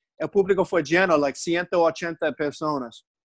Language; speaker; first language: Spanish; non-native, learner; English